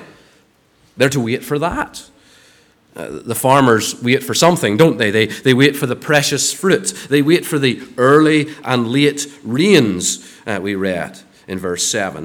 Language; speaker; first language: English; native; English